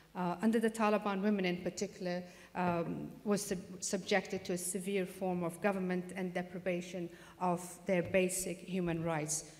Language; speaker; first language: English; non-native, fluent; Persian